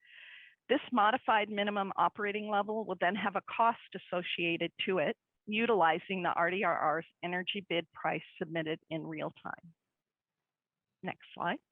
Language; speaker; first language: English; native; English